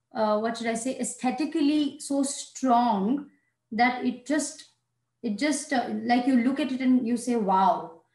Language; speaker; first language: English; non-native, local second language; Hindi